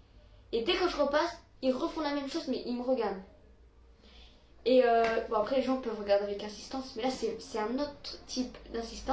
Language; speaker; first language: French; native; French